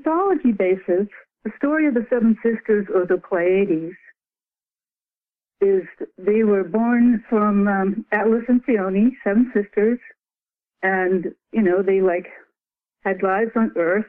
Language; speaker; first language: English; native; English